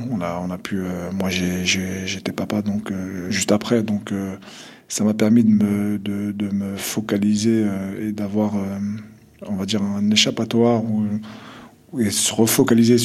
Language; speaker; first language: French; non-native, local second language; Kabyle